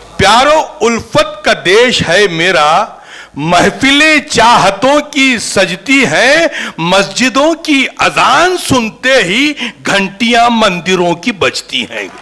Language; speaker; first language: Urdu; native; Urdu